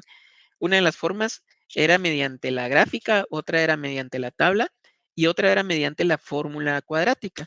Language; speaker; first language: Spanish; native; Spanish